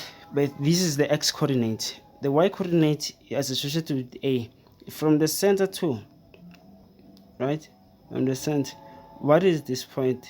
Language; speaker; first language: English; non-native, fluent; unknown